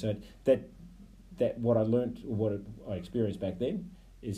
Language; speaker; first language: English; native; English